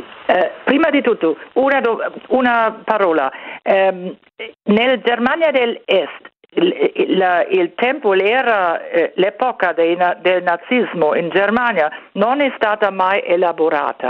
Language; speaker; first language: Italian; non-native, fluent; German